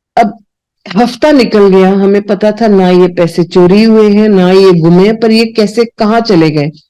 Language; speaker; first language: Hindi; non-native, local second language; Punjabi